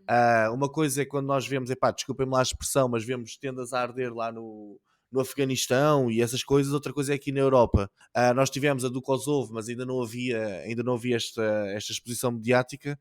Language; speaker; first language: Portuguese; native; Portuguese